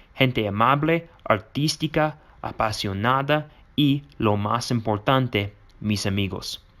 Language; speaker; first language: Spanish; non-native, learner; English